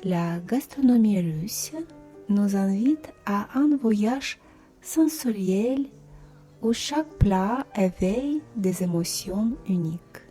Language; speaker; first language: French; non-native, fluent; Russian